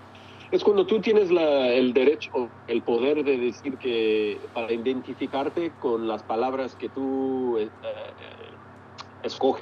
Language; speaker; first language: Spanish; early bilingual, heritage; English